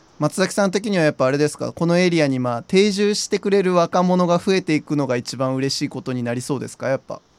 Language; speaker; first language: Japanese; native; Japanese